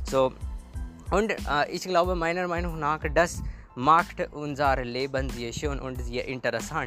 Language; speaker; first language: German; non-native, learner; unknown